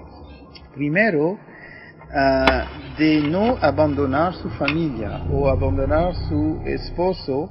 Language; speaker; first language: Spanish; non-native, fluent; French